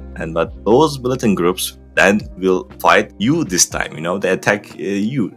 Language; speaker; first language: English; non-native, fluent; Turkish